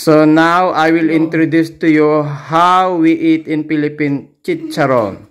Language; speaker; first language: English; non-native, local second language; Filipino